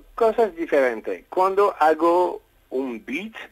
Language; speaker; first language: Spanish; non-native, fluent; French